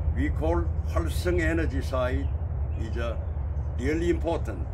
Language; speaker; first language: English; non-native, learner; Korean